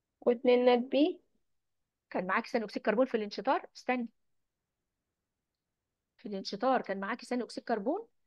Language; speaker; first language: Arabic; native; Arabic